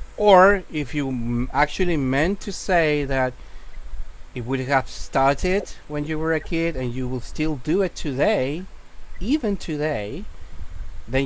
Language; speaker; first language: English; non-native, fluent; Spanish